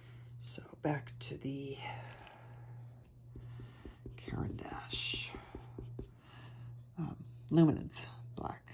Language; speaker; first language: English; native; English